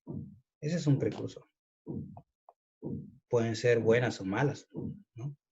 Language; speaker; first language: Spanish; native; Spanish